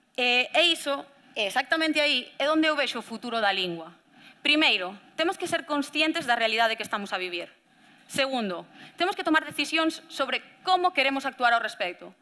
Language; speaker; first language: Galician; native; Galician